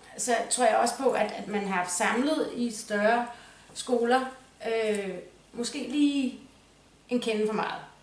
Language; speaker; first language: Danish; native; Danish